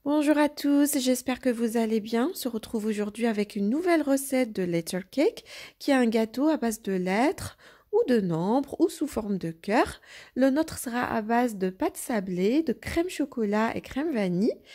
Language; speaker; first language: French; non-native, local second language; Arabic